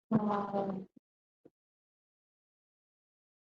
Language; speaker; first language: English; non-native, learner; Vietnamese